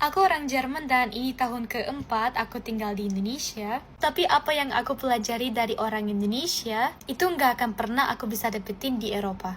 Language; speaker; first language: Indonesian; non-native, fluent; German